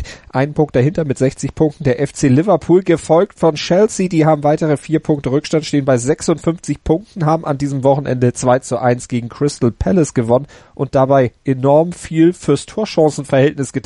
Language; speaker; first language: German; native; German